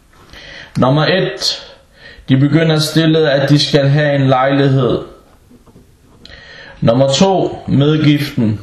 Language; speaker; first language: Danish; non-native, local second language; Arabic